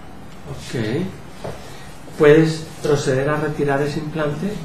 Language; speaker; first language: Spanish; native; Spanish